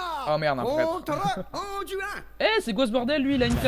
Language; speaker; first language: French; native; French